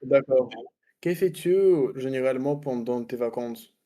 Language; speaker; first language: French; non-native, learner; Russian